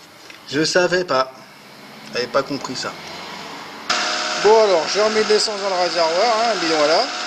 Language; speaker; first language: French; native; French